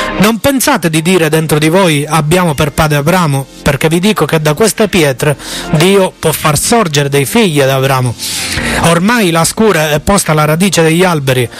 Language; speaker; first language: Italian; native; Italian